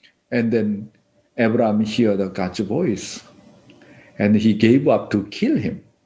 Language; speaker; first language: English; non-native, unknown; Korean